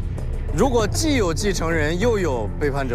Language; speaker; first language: Chinese; native; Chinese